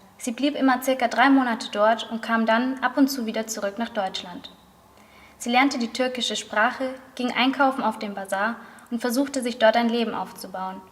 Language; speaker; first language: German; native; German